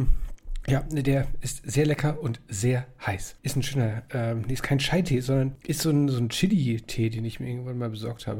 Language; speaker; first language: German; native; German